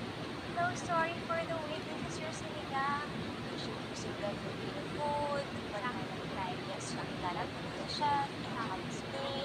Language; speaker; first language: English; non-native, local second language; Filipino